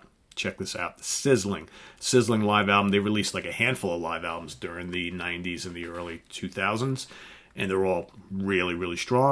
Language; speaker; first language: English; native; English